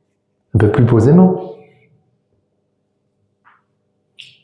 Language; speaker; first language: French; native; French